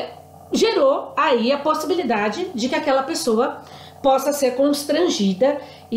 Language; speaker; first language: Portuguese; native; Portuguese